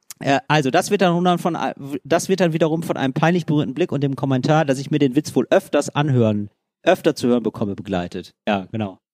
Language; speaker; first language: German; native; German